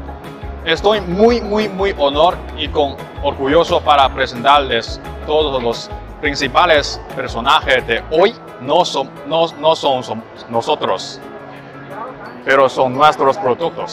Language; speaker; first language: Spanish; non-native, learner; Chinese